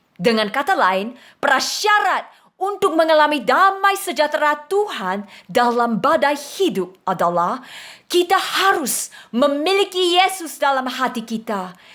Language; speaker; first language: Indonesian; non-native, fluent; English